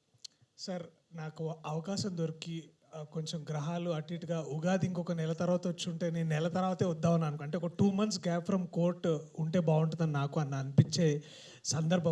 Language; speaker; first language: Telugu; native; Telugu